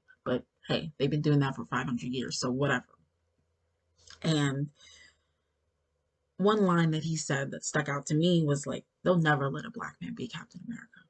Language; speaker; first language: English; native; English